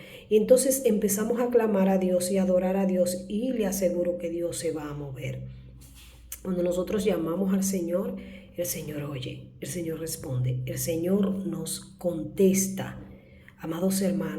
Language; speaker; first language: Spanish; native; Spanish